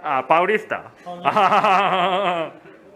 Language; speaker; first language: Portuguese; non-native, learner; Japanese